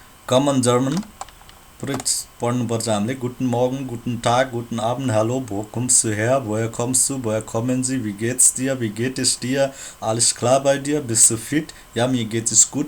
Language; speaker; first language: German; non-native, learner; Nepali